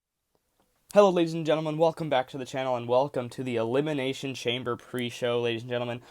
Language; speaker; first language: English; native; English